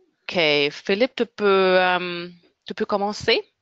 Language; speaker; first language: French; non-native, fluent; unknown